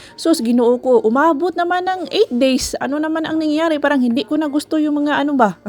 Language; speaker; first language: Filipino; non-native, local second language; Cebuano